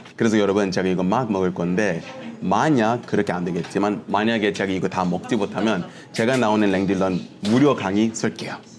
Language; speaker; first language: Korean; non-native, fluent; English